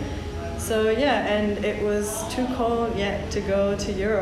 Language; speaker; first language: English; non-native, fluent; German